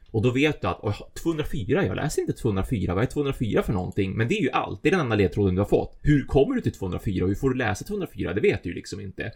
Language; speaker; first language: Swedish; native; Swedish